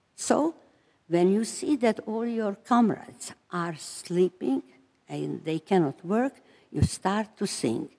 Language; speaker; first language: English; non-native, fluent; Hungarian